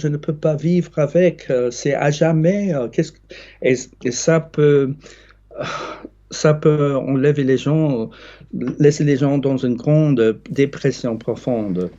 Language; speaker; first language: French; non-native, fluent; English